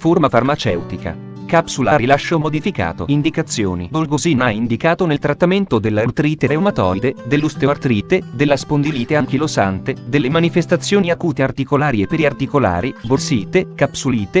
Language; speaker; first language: Italian; native; Italian